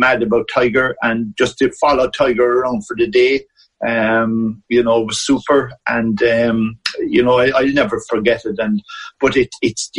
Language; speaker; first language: English; native; English